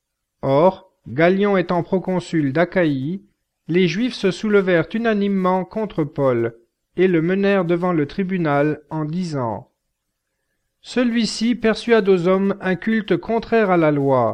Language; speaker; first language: French; native; French